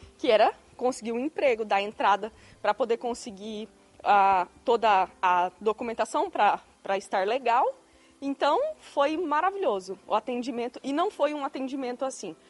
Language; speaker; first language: Portuguese; native; Portuguese